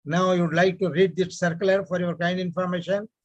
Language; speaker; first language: English; non-native, local second language; Urdu